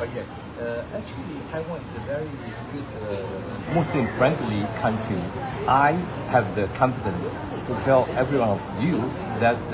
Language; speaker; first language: English; non-native, fluent; Chinese